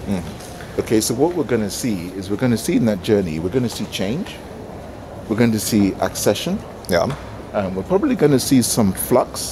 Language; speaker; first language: English; non-native, local second language; Igbo